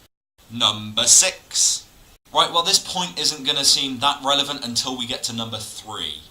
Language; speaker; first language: English; native; English